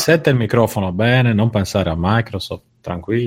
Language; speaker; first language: Italian; native; Italian